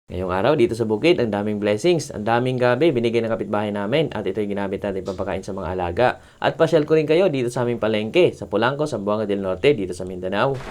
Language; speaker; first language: Filipino; non-native, local second language; Cebuano